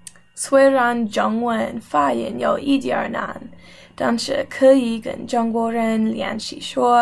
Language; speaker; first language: Chinese; non-native, learner; English